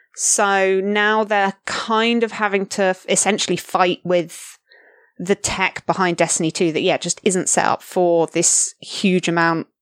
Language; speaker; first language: English; native; English